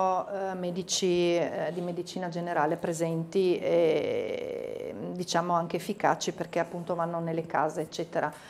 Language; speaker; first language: Italian; native; Italian